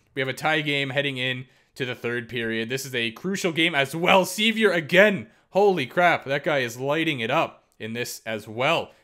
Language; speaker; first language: English; native; English